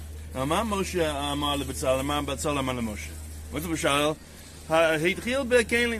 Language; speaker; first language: Hebrew; non-native, learner; English